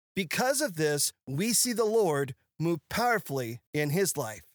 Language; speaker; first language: English; native; English